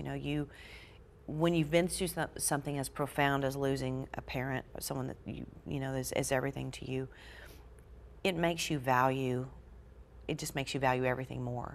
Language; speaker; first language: English; native; English